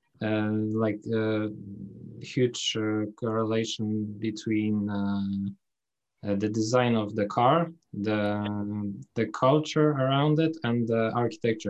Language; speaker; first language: English; non-native, fluent; Polish